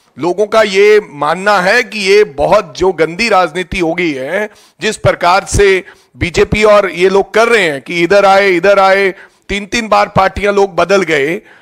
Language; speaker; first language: Hindi; non-native, local second language; Punjabi